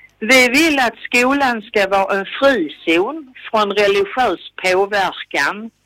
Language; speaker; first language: Swedish; native; Swedish